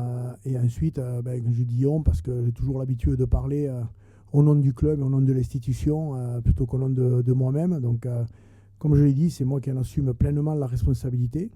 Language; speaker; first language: French; native; French